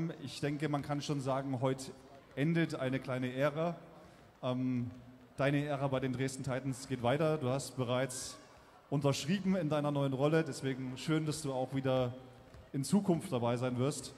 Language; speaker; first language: German; native; German